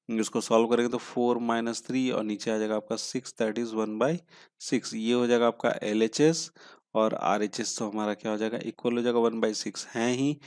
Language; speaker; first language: Hindi; native; Hindi